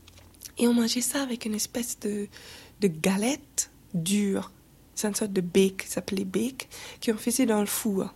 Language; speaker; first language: French; non-native, fluent; English